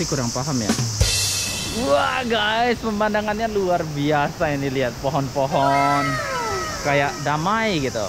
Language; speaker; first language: Indonesian; native; Indonesian